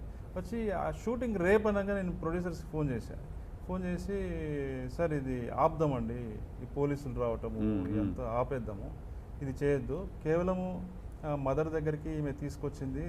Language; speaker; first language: Telugu; native; Telugu